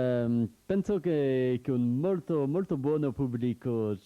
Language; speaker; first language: Italian; non-native, learner; French